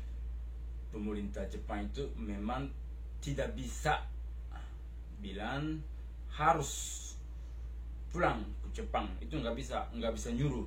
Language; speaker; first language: Indonesian; non-native, fluent; Japanese